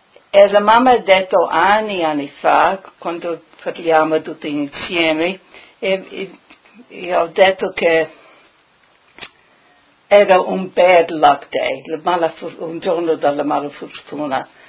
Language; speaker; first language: Italian; early bilingual, heritage; Italian